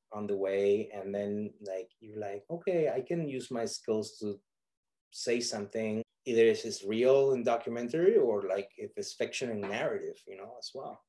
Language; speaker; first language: English; non-native, fluent; Spanish